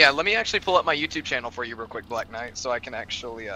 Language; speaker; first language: English; native; English